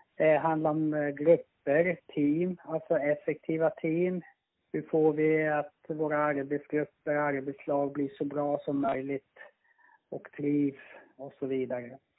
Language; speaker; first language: Swedish; early bilingual, other home language; Finnish